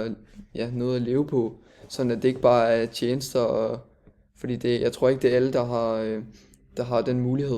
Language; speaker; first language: Danish; native; Danish